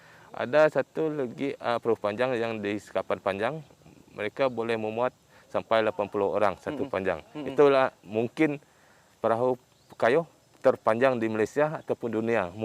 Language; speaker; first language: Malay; non-native, local second language; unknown